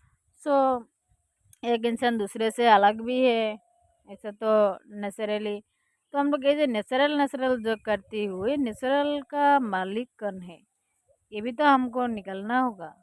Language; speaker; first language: Hindi; non-native, fluent; Bangla